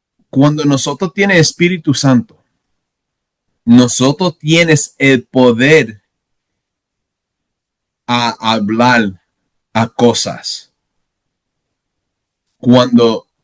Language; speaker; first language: Spanish; non-native, learner; English